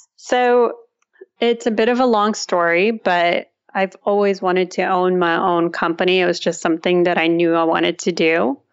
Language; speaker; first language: English; early bilingual, other home language; Russian